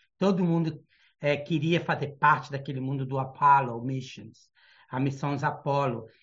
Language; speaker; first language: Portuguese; early bilingual, heritage; Portuguese